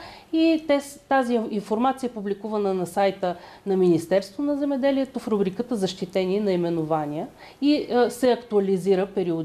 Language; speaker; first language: Bulgarian; native; Bulgarian